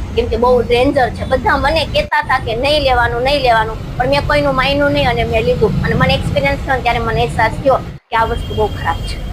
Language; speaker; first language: Gujarati; native; Gujarati